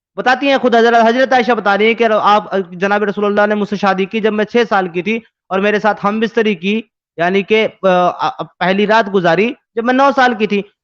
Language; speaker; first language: Urdu; native; Urdu